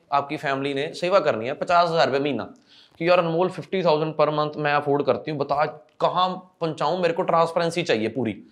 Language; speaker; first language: Hindi; non-native, local second language; Punjabi